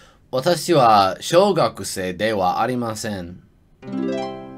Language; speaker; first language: Japanese; non-native, learner; English